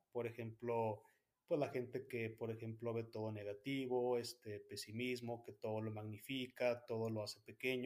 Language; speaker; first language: Spanish; native; Spanish